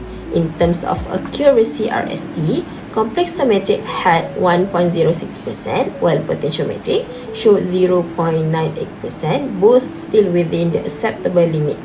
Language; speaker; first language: English; non-native, local second language; Malay